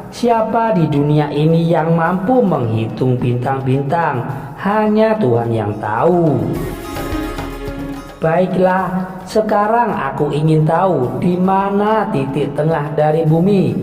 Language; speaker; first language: Indonesian; native; Indonesian